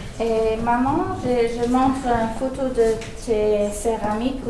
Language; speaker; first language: French; early bilingual, heritage; English